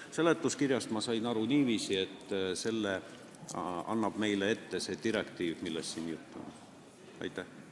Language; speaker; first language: Estonian; non-native, local second language; Russian